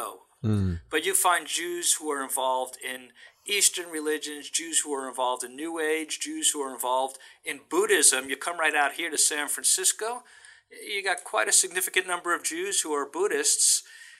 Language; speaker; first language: English; native; English